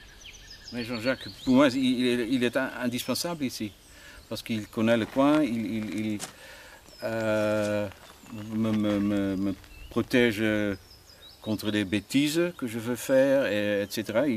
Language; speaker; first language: French; non-native, fluent; Dutch